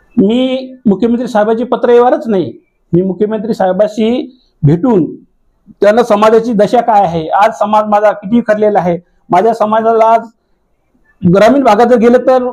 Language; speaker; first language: Marathi; non-native, local second language; Lambadi